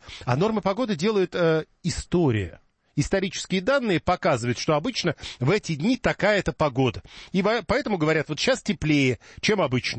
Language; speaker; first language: Russian; native; Russian